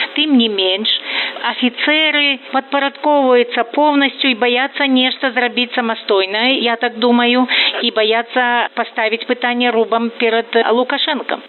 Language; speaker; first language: Belarusian; native; Belarusian